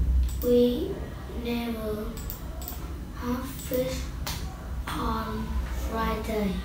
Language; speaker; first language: English; non-native, learner; Vietnamese